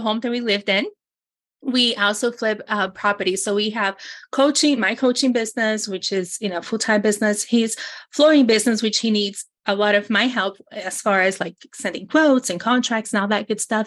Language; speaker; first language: English; non-native, fluent; Portuguese